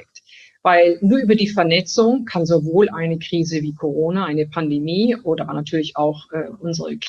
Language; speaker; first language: German; native; German